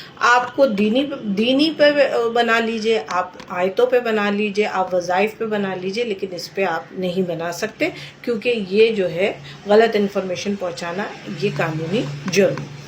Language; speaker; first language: Urdu; native; Urdu